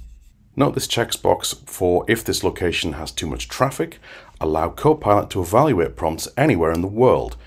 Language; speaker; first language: English; native; English